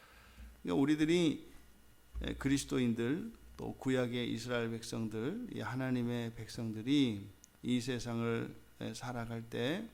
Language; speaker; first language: Korean; native; Korean